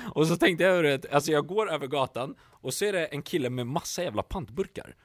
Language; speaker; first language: Swedish; early bilingual, other home language; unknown